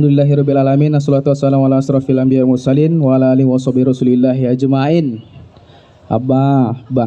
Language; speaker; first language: Indonesian; native; Indonesian